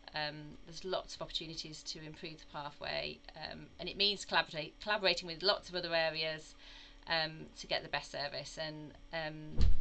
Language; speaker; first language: English; native; English